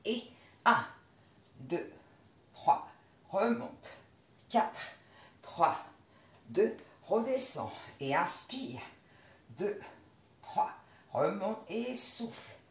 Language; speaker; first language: French; native; French